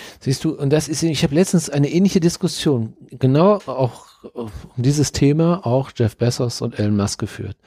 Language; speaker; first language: German; native; German